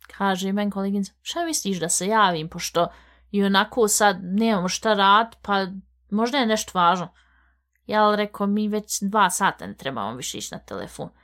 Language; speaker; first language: Bosnian; early bilingual, heritage; Bosnian